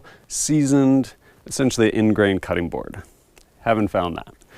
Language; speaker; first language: English; native; English